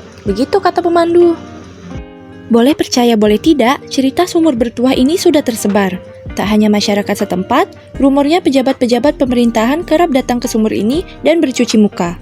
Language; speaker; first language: Indonesian; native; Indonesian